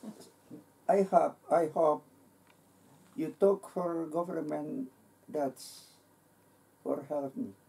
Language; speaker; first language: English; non-native, learner; Indonesian